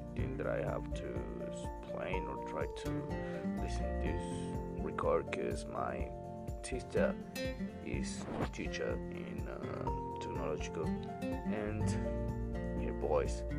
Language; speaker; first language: English; non-native, learner; Spanish